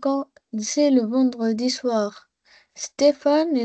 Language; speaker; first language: French; non-native, learner; Arabic